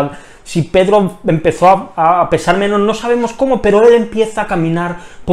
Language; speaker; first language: Spanish; native; Spanish